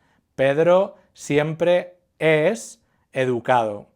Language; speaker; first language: Spanish; non-native, fluent; English